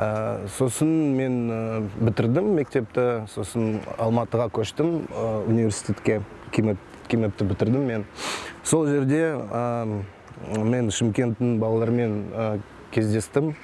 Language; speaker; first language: Kazakh; non-native, local second language; Russian